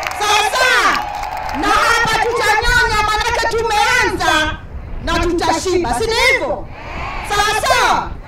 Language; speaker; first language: Swahili; native; Swahili